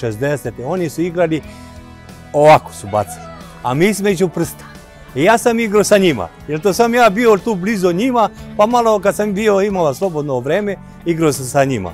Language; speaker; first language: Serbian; non-native, local second language; Romanian